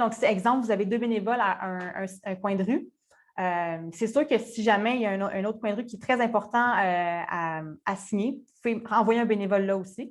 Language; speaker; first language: French; native; French